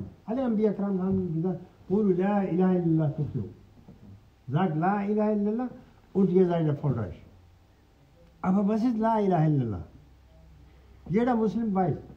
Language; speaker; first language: German; non-native, fluent; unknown